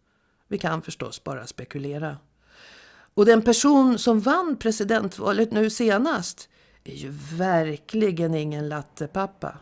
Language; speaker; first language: Swedish; native; Swedish